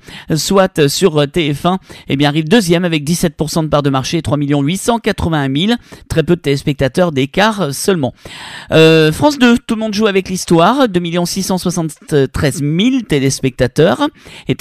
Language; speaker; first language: French; native; French